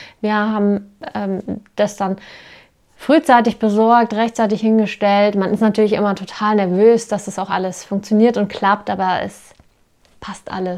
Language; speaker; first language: German; native; German